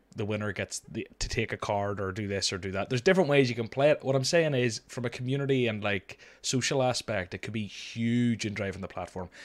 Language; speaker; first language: English; native; English